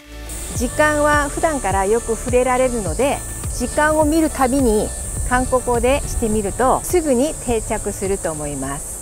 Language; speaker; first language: Japanese; non-native, fluent; Korean